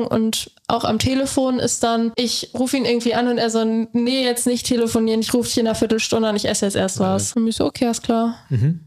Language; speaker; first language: German; native; German